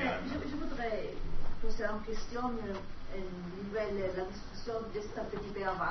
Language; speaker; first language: French; non-native, learner; Italian